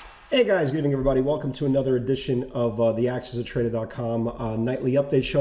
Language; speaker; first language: English; native; English